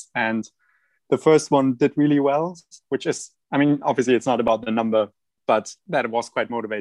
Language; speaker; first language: English; non-native, fluent; German